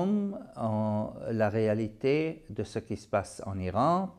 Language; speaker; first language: French; non-native, local second language; Arabic